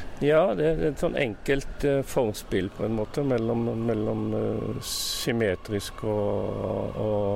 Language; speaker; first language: Norwegian; native; Norwegian